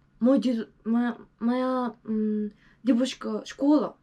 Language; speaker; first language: Russian; non-native, learner; Japanese